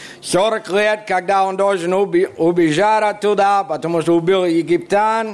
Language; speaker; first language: Russian; non-native, fluent; English